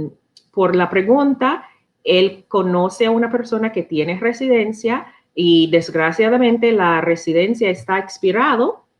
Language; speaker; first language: Spanish; non-native, learner; English